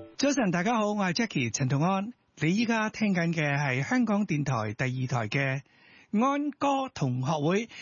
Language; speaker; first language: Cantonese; native; Cantonese